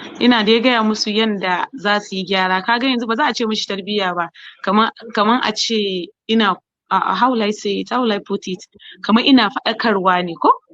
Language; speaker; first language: Hausa; non-native, local second language; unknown